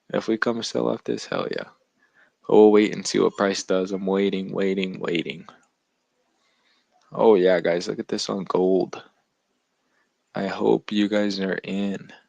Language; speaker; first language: English; native; English